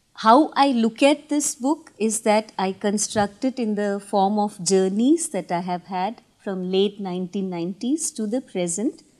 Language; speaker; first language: English; non-native, local second language; Tamil